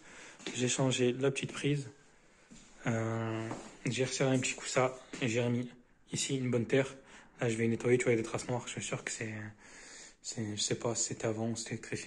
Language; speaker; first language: French; native; French